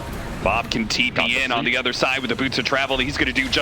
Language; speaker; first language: English; native; English